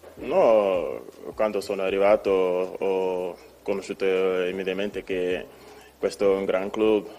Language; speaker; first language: Italian; non-native, learner; English